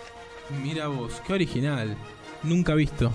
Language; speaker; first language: Spanish; native; Spanish